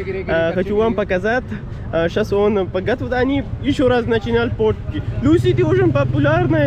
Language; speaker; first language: Russian; non-native, learner; Pashto